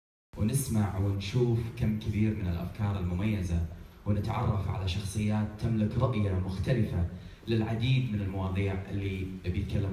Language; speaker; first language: Arabic; native; Arabic